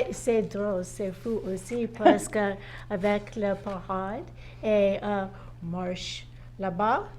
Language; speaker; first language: French; non-native, learner; English